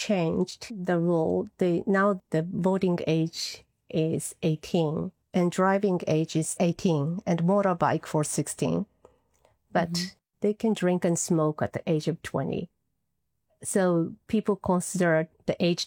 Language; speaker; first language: English; non-native, fluent; Japanese